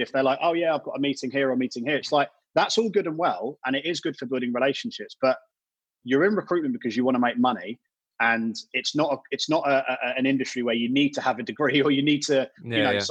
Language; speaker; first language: English; native; English